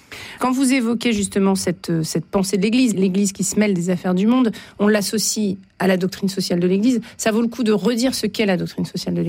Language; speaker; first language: French; native; French